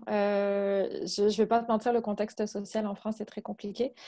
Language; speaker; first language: French; native; French